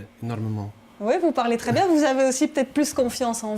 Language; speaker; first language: French; native; French